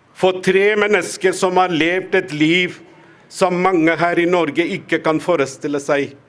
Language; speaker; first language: Norwegian; non-native, fluent; Tamil